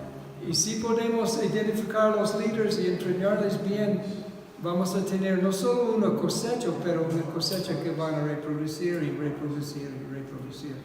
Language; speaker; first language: Spanish; non-native, fluent; English